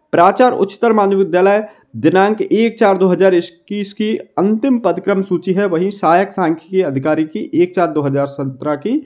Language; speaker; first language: Hindi; native; Hindi